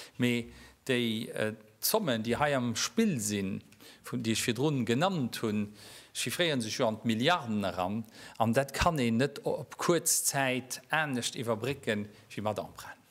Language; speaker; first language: German; non-native, local second language; Luxembourgish